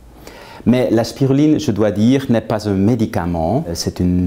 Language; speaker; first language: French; non-native, fluent; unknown